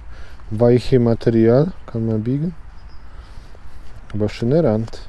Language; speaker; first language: German; non-native, learner; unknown